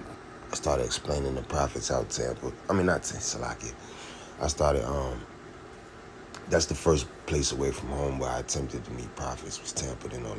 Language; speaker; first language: English; native; English